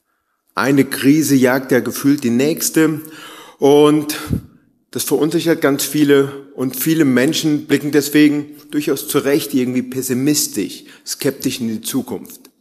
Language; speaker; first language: German; native; German